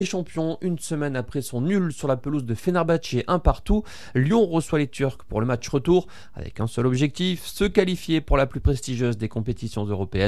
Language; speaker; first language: French; native; French